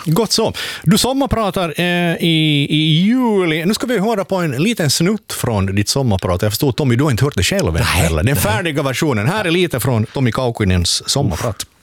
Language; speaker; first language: Swedish; native; Swedish